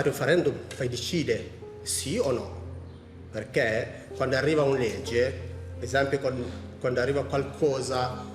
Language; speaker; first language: Italian; non-native, learner; Tigrinya